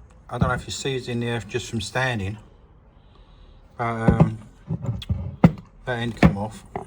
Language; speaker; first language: English; native; English